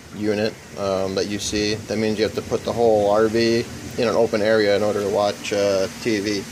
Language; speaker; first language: English; native; English